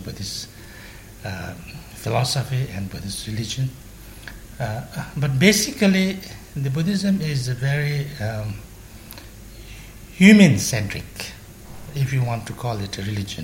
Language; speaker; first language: English; non-native, fluent; Chinese